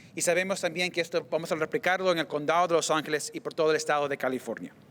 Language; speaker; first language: Spanish; early bilingual, other home language; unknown